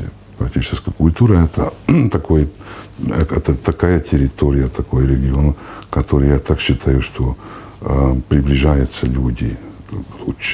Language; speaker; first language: Russian; non-native, fluent; Hungarian